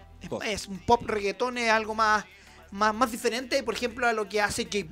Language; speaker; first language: Spanish; native; Spanish